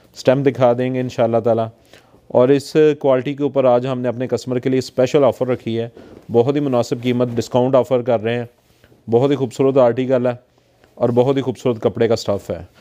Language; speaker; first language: Urdu; non-native, local second language; Punjabi